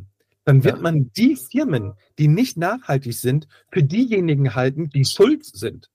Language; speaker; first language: German; native; German